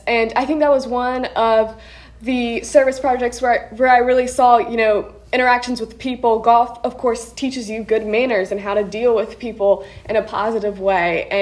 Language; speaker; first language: English; native; English